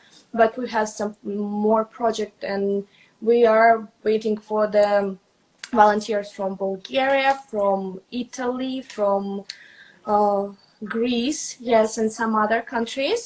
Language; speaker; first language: English; non-native, fluent; Russian